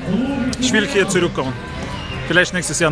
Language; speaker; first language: German; non-native, learner; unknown